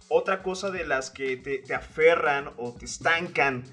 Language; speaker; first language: Spanish; native; Spanish